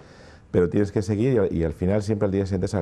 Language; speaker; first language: Spanish; native; Spanish